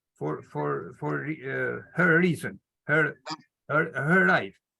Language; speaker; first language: English; non-native, learner; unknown